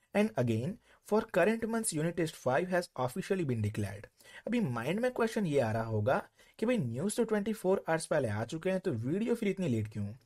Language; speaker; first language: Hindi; non-native, local second language; Gujarati